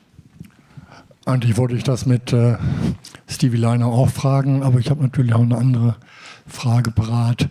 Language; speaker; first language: German; native; German